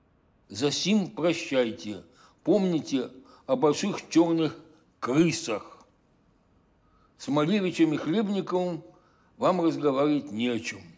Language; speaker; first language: Russian; native; Russian